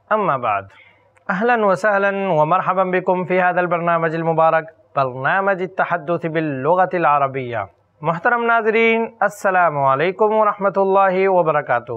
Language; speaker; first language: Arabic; non-native, fluent; Urdu